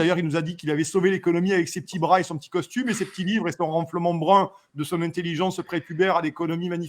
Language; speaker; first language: French; native; French